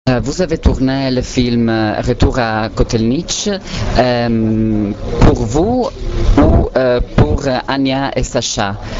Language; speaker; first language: French; non-native, learner; Italian